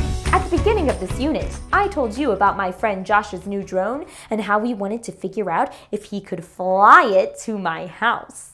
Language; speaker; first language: English; native; English